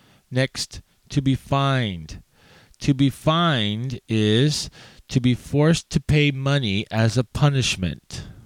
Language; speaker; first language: English; native; English